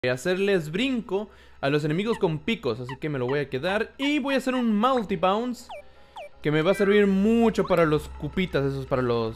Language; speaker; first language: Spanish; native; Spanish